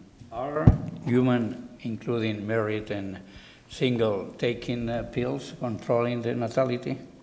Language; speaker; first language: English; non-native, fluent; Catalan